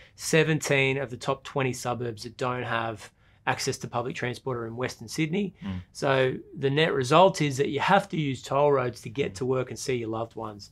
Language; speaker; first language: English; native; English